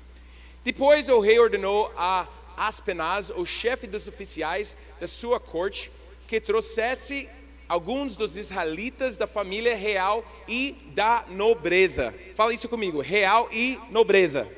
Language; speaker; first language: Portuguese; non-native, learner; English